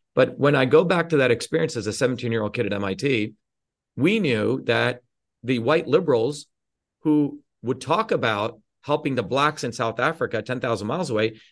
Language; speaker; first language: English; early bilingual, other home language; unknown